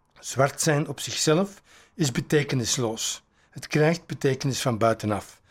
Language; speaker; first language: Dutch; native; Dutch